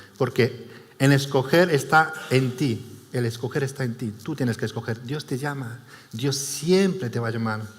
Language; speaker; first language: Spanish; non-native, fluent; Romanian